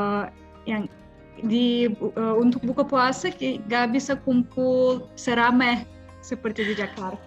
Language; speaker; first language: Indonesian; non-native, fluent; Russian